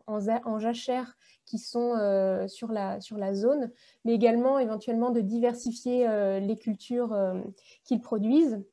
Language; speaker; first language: French; native; French